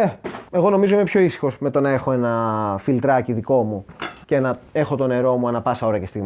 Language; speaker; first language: Greek; native; Greek